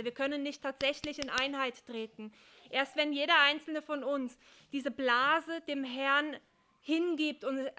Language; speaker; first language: German; native; German